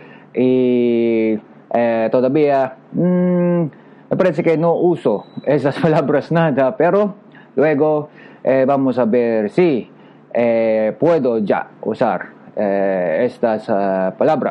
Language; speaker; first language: Spanish; non-native, learner; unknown